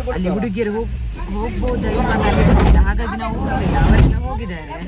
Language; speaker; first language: Kannada; non-native, local second language; Tulu